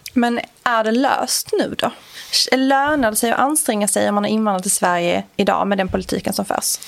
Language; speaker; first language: Swedish; native; Swedish